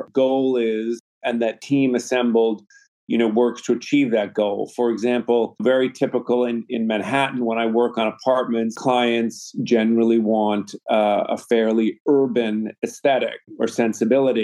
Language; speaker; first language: English; native; English